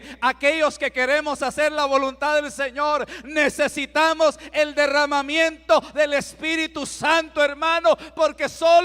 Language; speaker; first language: Spanish; native; Spanish